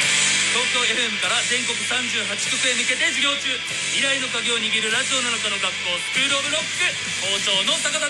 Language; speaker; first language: Japanese; native; Japanese